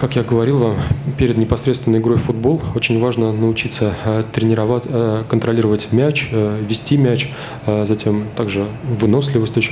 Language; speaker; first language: Russian; native; Russian